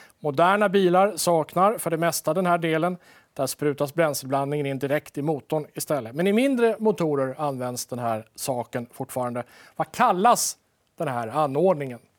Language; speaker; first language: Swedish; native; Swedish